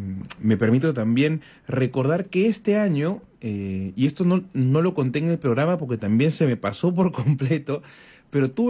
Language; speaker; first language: Spanish; native; Spanish